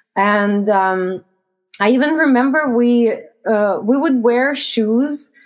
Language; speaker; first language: English; non-native, fluent; Russian